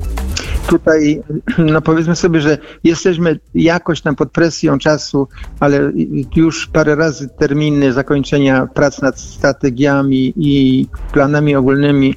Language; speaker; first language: Polish; native; Polish